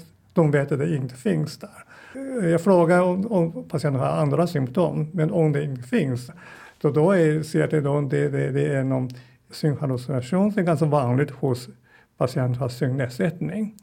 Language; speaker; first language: Swedish; non-native, fluent; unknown